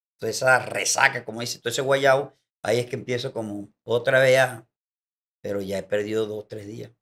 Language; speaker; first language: Spanish; native; Spanish